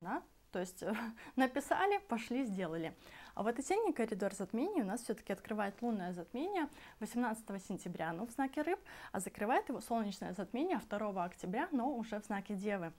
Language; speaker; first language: Russian; native; Russian